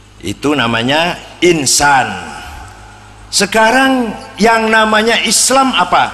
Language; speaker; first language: Indonesian; native; Indonesian